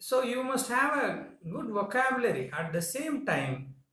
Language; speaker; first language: English; non-native, local second language; Tamil